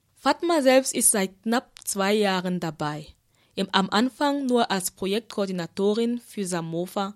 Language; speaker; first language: German; native; German